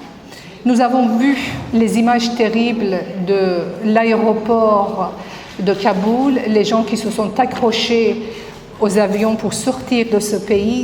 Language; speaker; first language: French; non-native, fluent; Persian